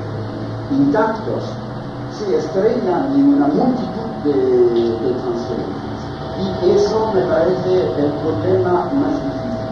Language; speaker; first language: Spanish; non-native, fluent; French